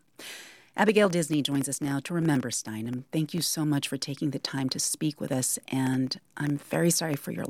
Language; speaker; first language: English; native; English